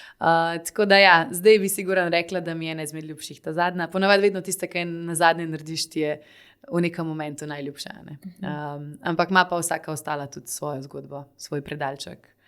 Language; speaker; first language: Slovenian; native; Slovenian